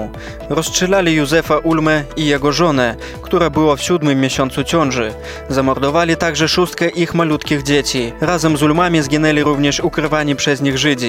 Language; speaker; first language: Polish; native; Polish